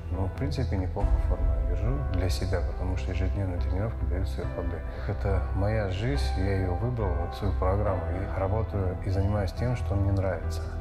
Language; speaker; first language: Russian; native; Russian